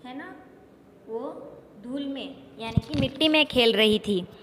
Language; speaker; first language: Hindi; non-native, local second language; Gujarati